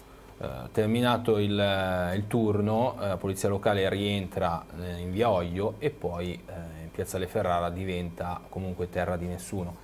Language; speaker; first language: Italian; native; Italian